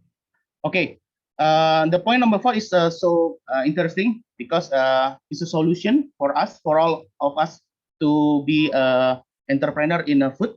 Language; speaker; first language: English; non-native, learner; Indonesian